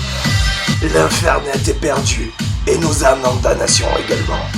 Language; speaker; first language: French; native; French